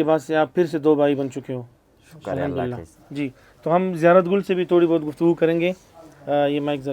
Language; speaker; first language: Hindi; non-native, local second language; Pashto